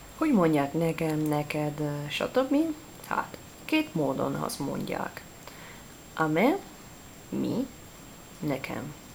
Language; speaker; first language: Hungarian; non-native, learner; Italian